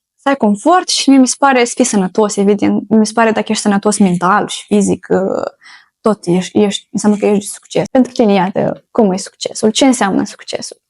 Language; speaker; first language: Romanian; native; Romanian